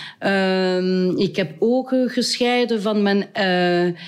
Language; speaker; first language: Dutch; non-native, local second language; French